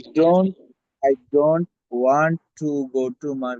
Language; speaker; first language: English; non-native, learner; Bangla